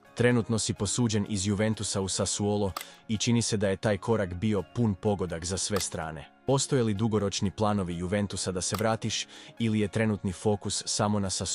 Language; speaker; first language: Croatian; native; Croatian